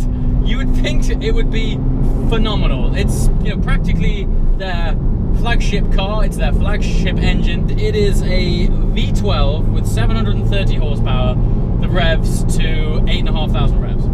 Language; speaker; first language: English; native; English